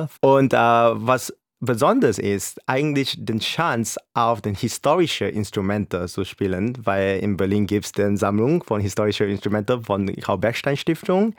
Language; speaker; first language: German; non-native, fluent; English